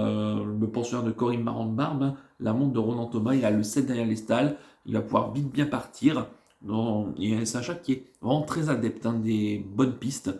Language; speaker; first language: French; native; French